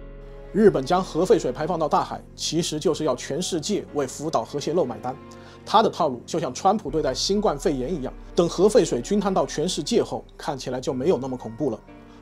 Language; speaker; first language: Chinese; native; Chinese